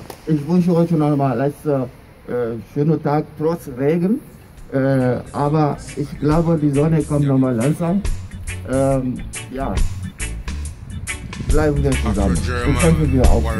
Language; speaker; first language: German; non-native, learner; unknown